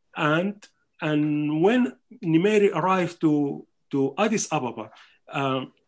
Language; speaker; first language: English; non-native, fluent; Arabic